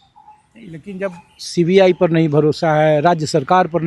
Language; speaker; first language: Hindi; native; Hindi